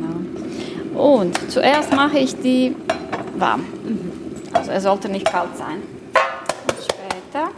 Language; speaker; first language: German; non-native, learner; Bosnian